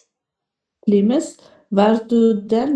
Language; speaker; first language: German; non-native, learner; Macedonian